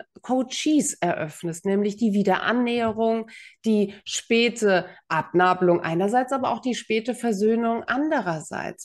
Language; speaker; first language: German; native; German